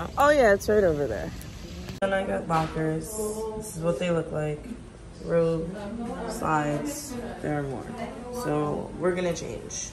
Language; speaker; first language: English; native; English